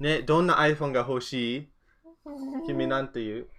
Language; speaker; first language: Japanese; non-native, learner; English